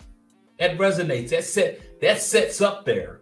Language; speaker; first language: English; native; English